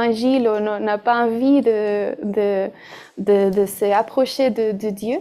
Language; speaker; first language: French; non-native, fluent; Spanish